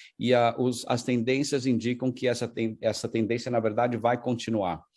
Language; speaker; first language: Portuguese; native; Portuguese